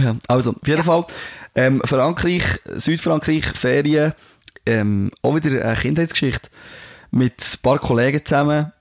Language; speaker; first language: German; native; German